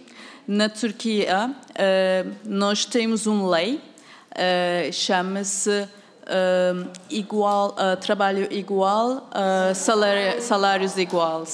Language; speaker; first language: Portuguese; non-native, fluent; Turkish